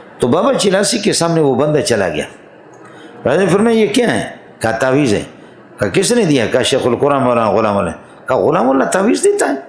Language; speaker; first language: Urdu; non-native, local second language; Brahui